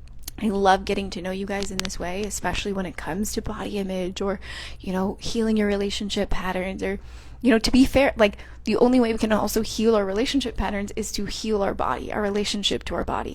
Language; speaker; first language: English; native; English